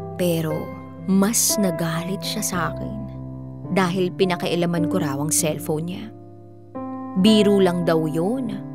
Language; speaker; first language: Filipino; native; Filipino